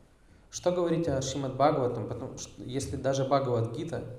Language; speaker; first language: Russian; native; Russian